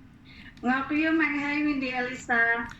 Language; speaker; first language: Cantonese; non-native, learner; Indonesian